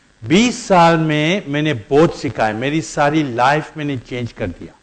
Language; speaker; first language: Hindi; non-native, learner; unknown